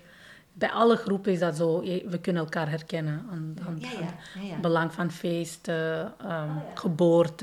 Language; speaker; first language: Dutch; non-native, fluent; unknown